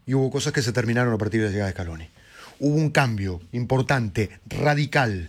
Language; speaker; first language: Spanish; native; Spanish